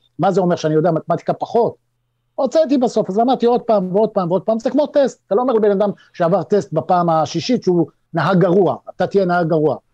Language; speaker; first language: Hebrew; native; Hebrew